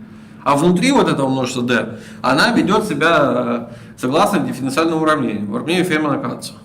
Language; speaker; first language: Russian; native; Russian